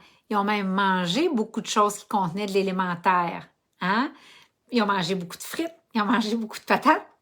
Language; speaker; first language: French; native; French